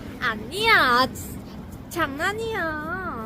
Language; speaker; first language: Korean; non-native, learner; Vietnamese